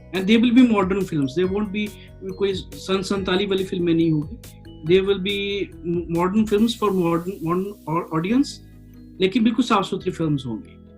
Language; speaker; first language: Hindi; non-native, local second language; Punjabi